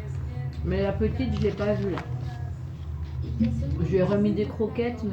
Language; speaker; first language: French; native; French